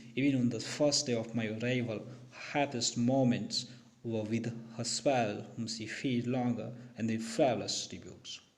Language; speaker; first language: English; non-native, local second language; Hindi